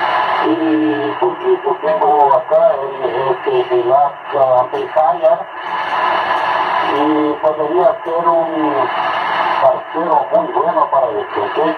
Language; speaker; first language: Spanish; non-native, learner; Portuguese